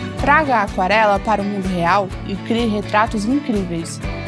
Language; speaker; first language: Portuguese; native; Portuguese